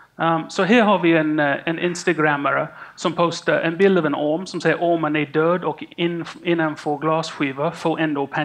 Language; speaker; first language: Swedish; non-native, fluent; English